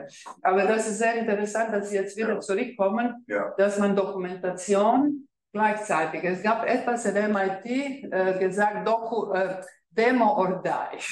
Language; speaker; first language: German; non-native, fluent; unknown